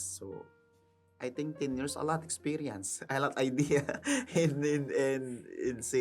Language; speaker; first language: English; non-native, learner; Filipino